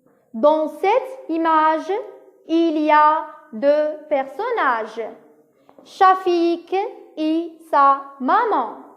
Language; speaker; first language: French; non-native, local second language; Arabic